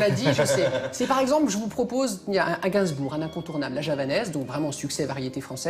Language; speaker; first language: French; native; French